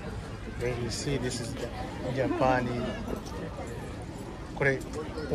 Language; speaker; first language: Japanese; non-native, learner; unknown